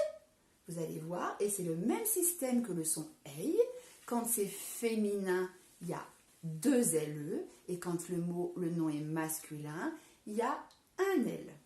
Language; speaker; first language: French; native; French